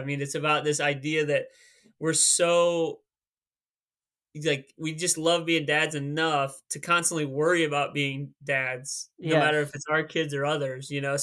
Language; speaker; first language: English; native; English